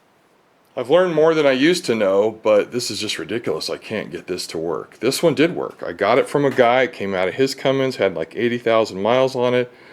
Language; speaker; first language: English; native; English